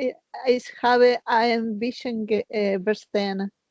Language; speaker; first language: German; non-native, learner; Spanish